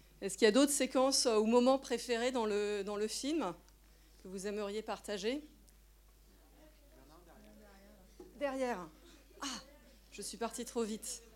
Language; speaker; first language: French; native; French